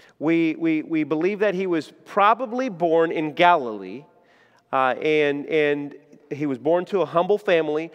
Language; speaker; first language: English; native; English